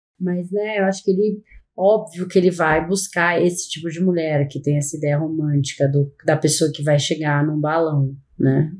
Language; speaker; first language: Portuguese; native; Portuguese